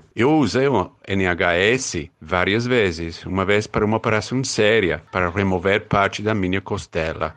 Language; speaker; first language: Portuguese; non-native, fluent; English